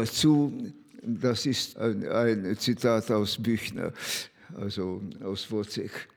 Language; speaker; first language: German; non-native, fluent; Hungarian